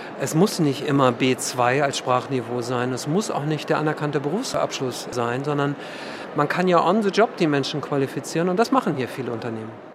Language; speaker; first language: German; native; German